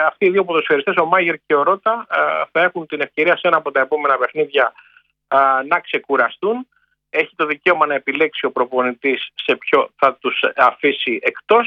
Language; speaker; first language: Greek; native; Greek